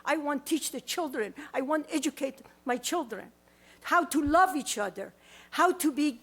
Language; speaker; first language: English; non-native, learner; Persian